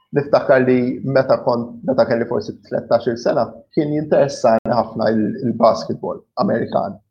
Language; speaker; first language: Maltese; early bilingual, other home language; English